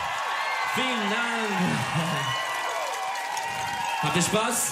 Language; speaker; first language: German; non-native, learner; Turkish